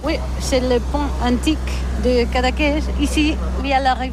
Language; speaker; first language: French; non-native, learner; Catalan